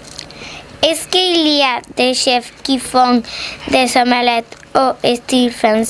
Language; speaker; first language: French; non-native, learner; Spanish